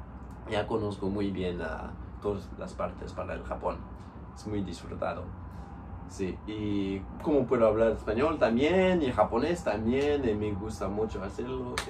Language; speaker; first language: Spanish; non-native, fluent; English